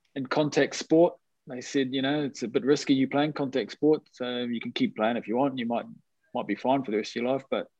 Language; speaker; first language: English; native; English